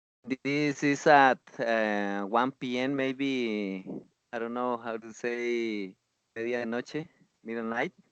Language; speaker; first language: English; non-native, learner; Spanish